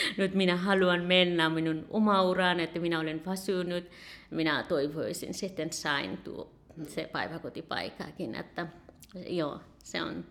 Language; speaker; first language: Finnish; non-native, learner; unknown